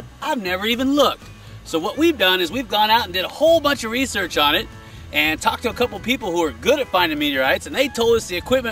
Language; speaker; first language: English; native; English